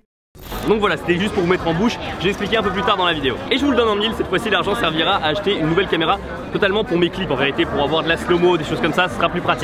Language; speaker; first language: French; native; French